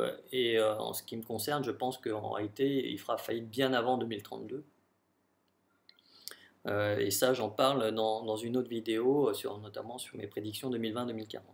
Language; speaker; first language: French; native; French